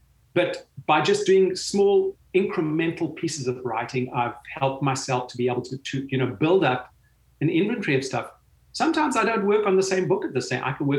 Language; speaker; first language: English; native; English